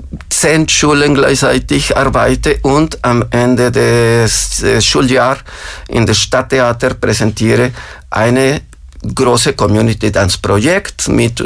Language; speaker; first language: German; non-native, fluent; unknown